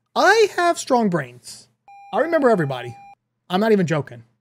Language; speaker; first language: English; native; English